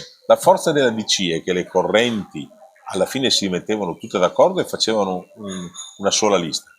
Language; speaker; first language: Italian; native; Italian